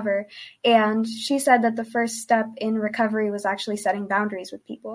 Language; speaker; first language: English; early bilingual, other home language; Spanish